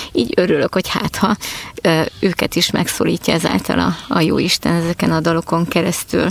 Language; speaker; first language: Hungarian; native; Hungarian